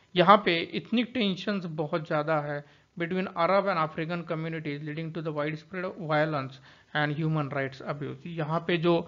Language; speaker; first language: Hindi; non-native, local second language; Marathi